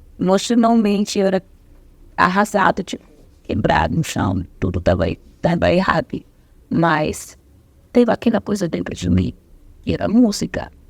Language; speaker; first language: Portuguese; non-native, fluent; Zulu